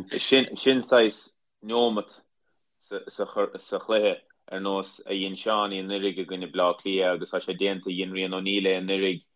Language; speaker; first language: Irish; native; Irish